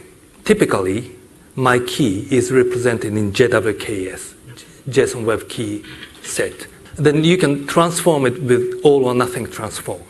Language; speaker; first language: English; non-native, fluent; Japanese